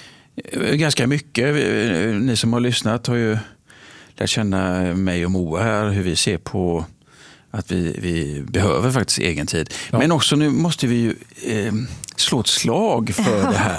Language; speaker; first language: Swedish; native; Swedish